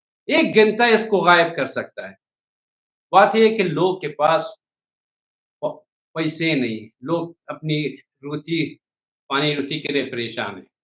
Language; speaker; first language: Hindi; non-native, learner; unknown